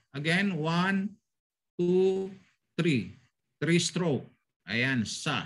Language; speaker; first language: English; non-native, local second language; Filipino